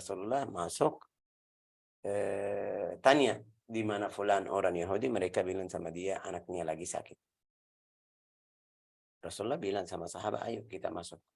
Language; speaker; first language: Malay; non-native, learner; Arabic